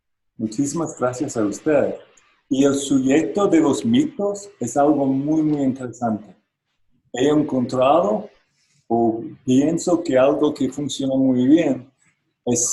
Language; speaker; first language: Spanish; non-native, fluent; English